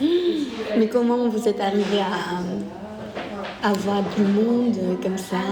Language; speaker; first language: French; non-native, fluent; Korean